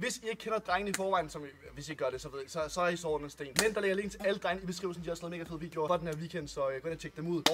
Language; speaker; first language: Danish; native; Danish